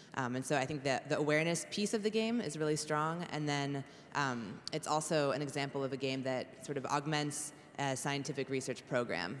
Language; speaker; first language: English; native; English